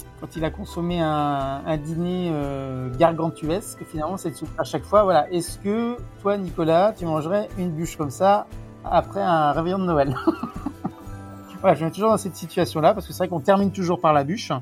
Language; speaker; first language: French; native; French